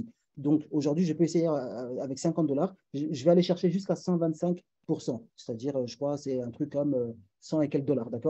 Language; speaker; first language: French; native; French